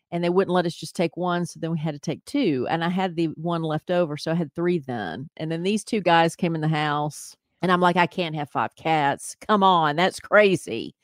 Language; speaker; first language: English; native; English